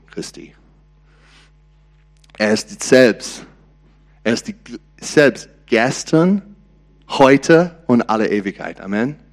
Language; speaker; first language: German; non-native, learner; English